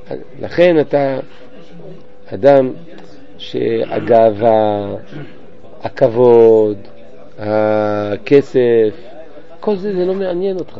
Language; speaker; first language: Hebrew; non-native, fluent; French